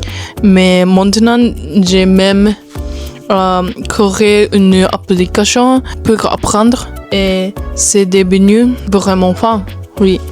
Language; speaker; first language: French; non-native, learner; Japanese